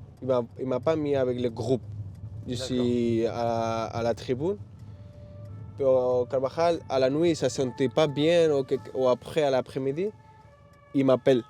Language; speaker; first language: French; non-native, learner; Spanish